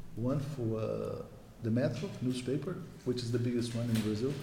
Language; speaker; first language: English; non-native, fluent; Portuguese